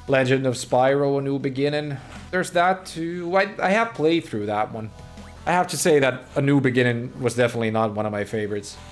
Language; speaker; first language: English; non-native, fluent; Finnish